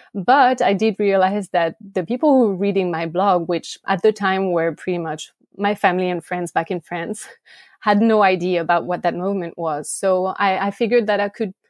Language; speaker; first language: English; non-native, fluent; French